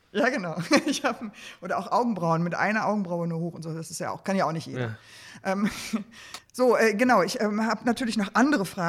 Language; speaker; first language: German; native; German